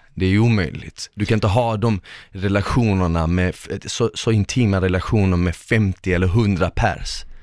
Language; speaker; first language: Swedish; early bilingual, other home language; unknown